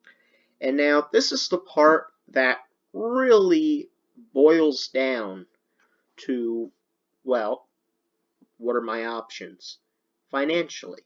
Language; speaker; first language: English; native; English